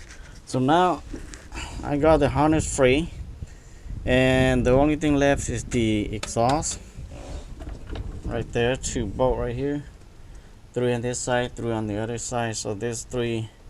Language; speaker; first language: English; non-native, fluent; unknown